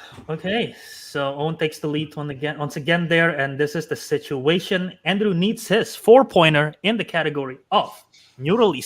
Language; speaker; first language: English; native; English